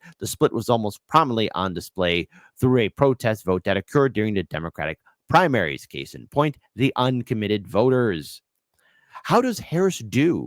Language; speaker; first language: English; native; English